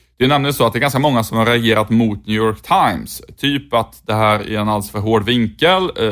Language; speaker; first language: Swedish; native; Swedish